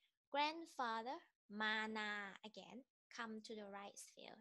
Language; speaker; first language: English; non-native, fluent; Thai